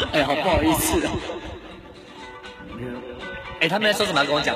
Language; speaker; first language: Chinese; native; Chinese